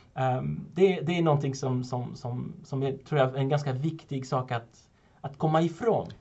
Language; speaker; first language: Swedish; non-native, fluent; French